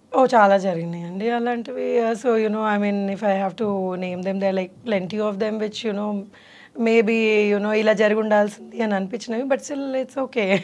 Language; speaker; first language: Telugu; native; Telugu